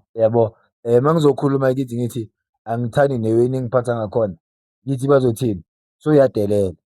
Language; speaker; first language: Zulu; native; Zulu